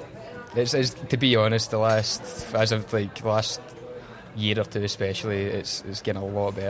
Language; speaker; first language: English; native; English